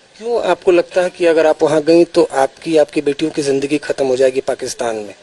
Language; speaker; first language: Hindi; native; Hindi